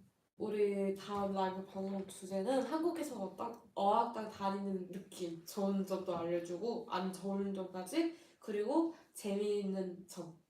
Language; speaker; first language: Korean; non-native, fluent; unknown